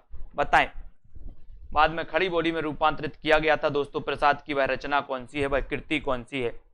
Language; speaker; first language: Hindi; native; Hindi